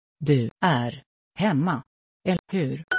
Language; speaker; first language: Swedish; non-native, learner; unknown